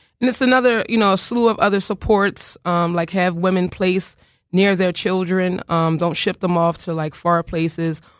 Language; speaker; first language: English; native; English